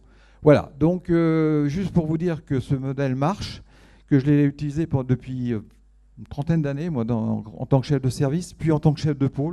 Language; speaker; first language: French; native; French